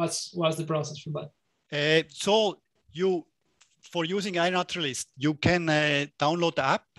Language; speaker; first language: English; non-native, fluent; German